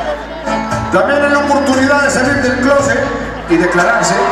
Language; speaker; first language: Spanish; native; Spanish